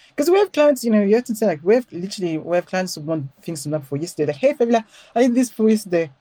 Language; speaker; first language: English; non-native, fluent; French